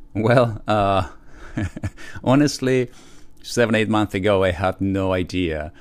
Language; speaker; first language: English; non-native, fluent; Spanish